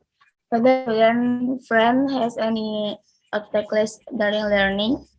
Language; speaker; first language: English; non-native, learner; Indonesian